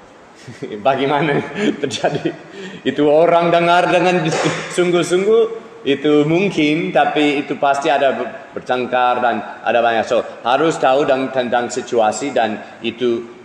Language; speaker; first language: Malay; non-native, fluent; English